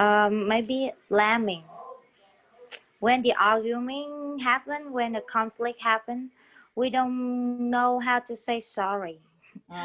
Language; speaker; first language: English; non-native, learner; Vietnamese